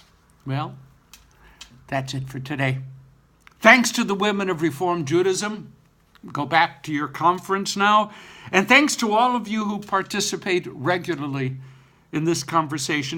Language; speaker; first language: English; native; English